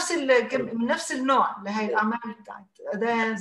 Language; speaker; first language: Arabic; native; Arabic